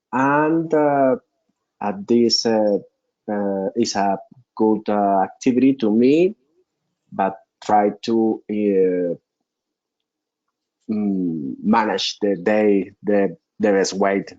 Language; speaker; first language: English; non-native, local second language; Spanish